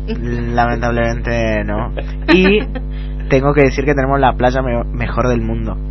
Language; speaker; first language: Spanish; non-native, fluent; Italian